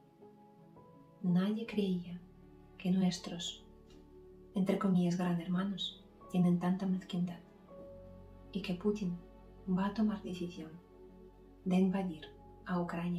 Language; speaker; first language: Spanish; non-native, fluent; Ukrainian